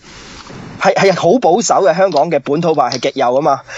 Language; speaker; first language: Cantonese; early bilingual, heritage; Cantonese